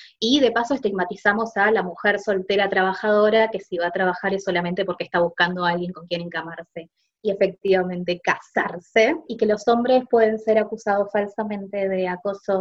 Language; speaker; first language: Spanish; native; Spanish